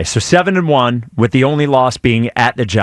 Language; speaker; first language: English; native; English